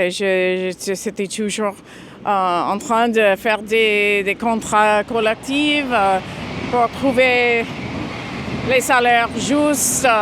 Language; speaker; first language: French; non-native, fluent; English